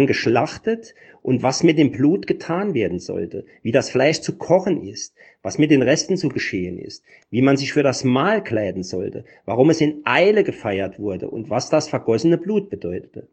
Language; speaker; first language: German; native; German